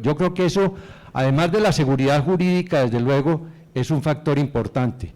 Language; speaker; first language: Spanish; native; Spanish